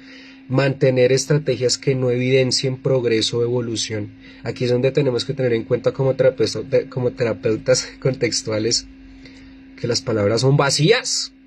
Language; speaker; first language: Spanish; native; Spanish